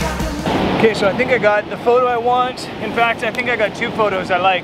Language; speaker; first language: English; native; English